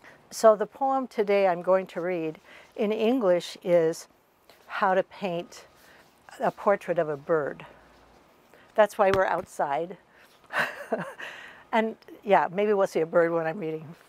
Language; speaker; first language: English; native; English